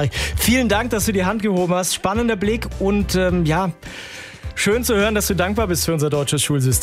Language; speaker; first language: German; native; German